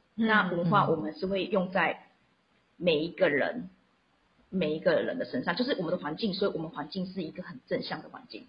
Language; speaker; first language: Chinese; non-native, local second language; Min Nan Chinese